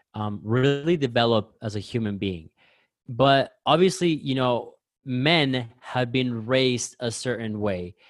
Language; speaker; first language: English; early bilingual, other home language; Spanish